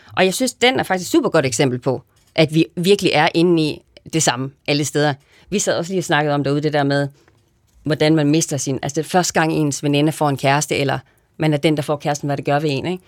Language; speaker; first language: Danish; native; Danish